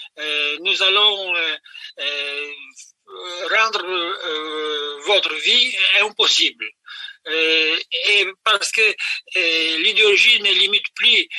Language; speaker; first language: French; non-native, fluent; Polish